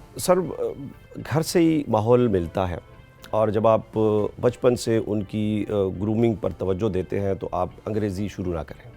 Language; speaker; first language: Urdu; non-native, local second language; Saraiki